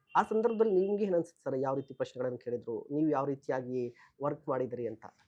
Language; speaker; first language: Kannada; native; Kannada